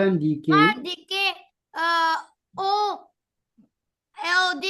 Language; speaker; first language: French; non-native, learner; Arabic